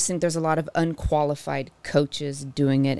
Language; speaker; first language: English; native; English